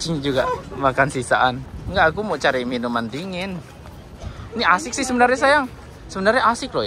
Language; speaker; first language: Indonesian; native; Indonesian